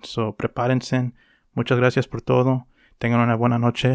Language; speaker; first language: Spanish; early bilingual, heritage; Spanish